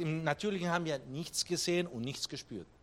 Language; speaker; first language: German; non-native, fluent; Spanish